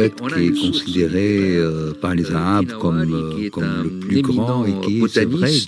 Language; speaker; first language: French; non-native, local second language; Arabic